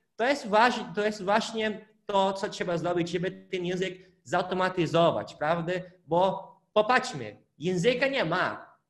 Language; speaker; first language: Polish; non-native, fluent; Portuguese